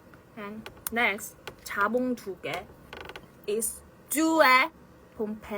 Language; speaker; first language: English; non-native, learner; Korean